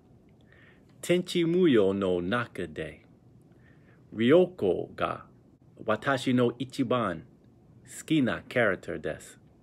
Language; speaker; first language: Japanese; non-native, learner; English